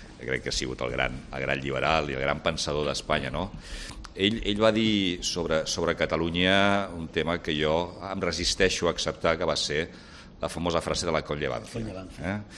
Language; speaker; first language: Catalan; native; Catalan